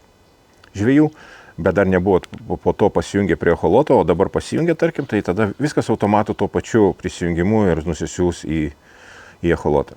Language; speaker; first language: Lithuanian; native; Lithuanian